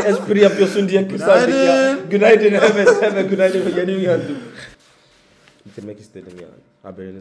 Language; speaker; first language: Turkish; non-native, learner; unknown